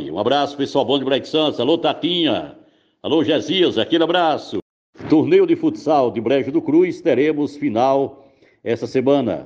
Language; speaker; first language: Portuguese; native; Portuguese